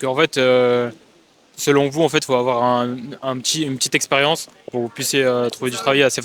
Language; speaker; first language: French; native; French